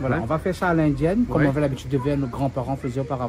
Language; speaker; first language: French; non-native, local second language; Réunion Creole French